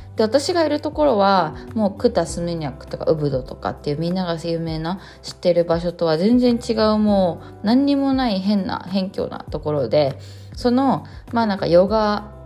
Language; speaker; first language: Japanese; native; Japanese